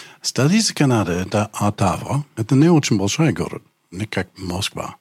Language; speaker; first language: Russian; non-native, learner; English